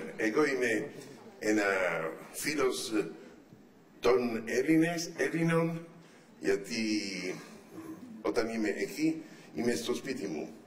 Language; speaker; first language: Greek; non-native, learner; Italian